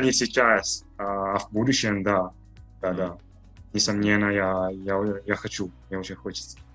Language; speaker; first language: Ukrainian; non-native, learner; Italian